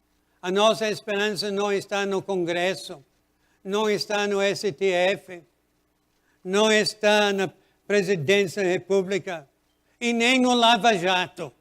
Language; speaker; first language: Portuguese; non-native, fluent; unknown